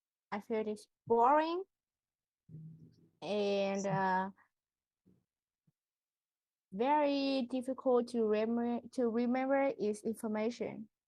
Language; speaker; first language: English; non-native, learner; Vietnamese